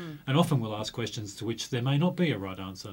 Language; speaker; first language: English; native; English